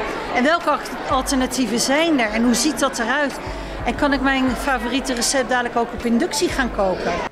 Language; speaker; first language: Dutch; native; Dutch